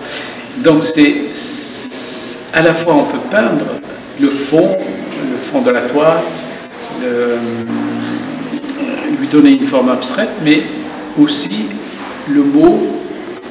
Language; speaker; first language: French; non-native, local second language; Arabic